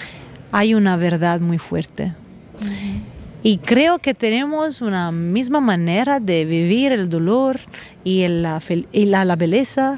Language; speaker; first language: Spanish; non-native, fluent; Italian